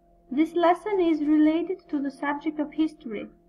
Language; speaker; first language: English; non-native, fluent; Albanian